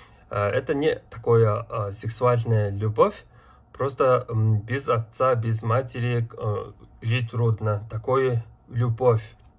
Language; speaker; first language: Russian; non-native, learner; Mongolian